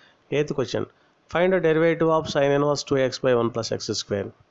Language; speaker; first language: English; non-native, local second language; Telugu